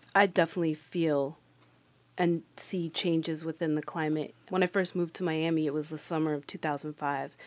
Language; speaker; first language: English; native; English